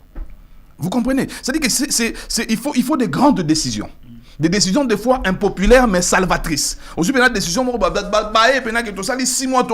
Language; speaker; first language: French; non-native, local second language; Lingala